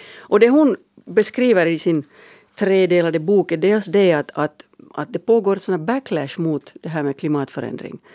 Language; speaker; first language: Swedish; native; Swedish